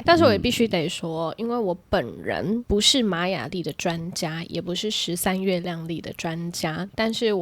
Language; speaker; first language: Chinese; native; Chinese